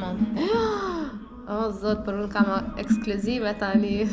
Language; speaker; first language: Albanian; non-native, learner; Russian